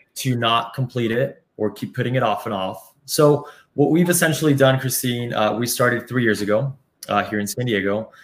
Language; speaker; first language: English; early bilingual, other home language; Spanish